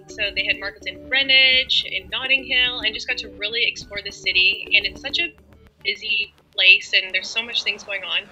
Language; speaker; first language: English; native; English